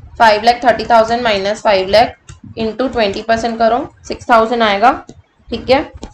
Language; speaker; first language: Hindi; native; Hindi